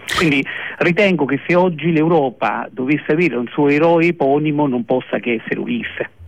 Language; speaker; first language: Italian; native; Italian